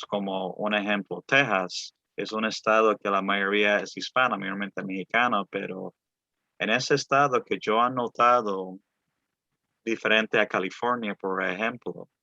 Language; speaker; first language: Spanish; early bilingual, other home language; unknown